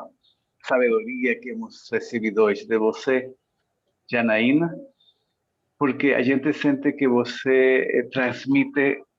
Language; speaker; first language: Portuguese; non-native, fluent; Spanish